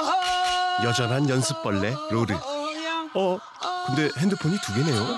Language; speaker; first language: Korean; native; Korean